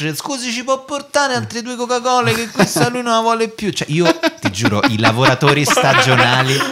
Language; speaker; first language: Italian; native; Italian